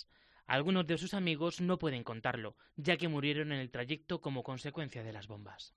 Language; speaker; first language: Spanish; native; Spanish